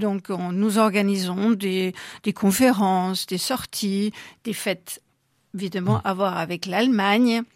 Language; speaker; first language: French; non-native, fluent; German